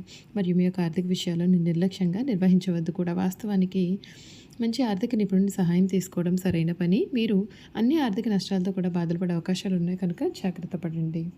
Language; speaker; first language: Telugu; native; Telugu